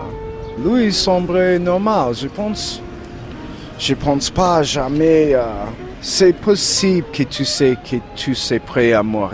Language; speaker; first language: French; non-native, learner; English